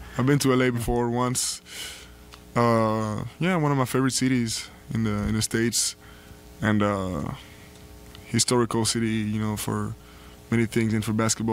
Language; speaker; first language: English; non-native, fluent; French